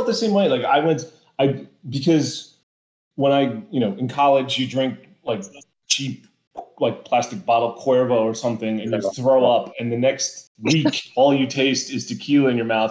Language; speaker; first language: English; native; English